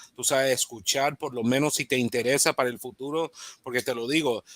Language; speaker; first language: Spanish; early bilingual, heritage; Spanish